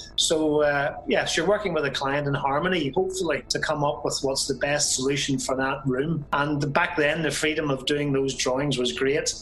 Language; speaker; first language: English; native; English